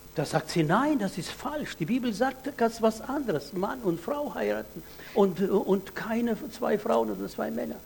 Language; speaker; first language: German; non-native, fluent; Russian